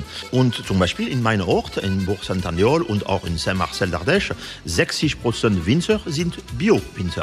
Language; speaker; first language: German; non-native, fluent; French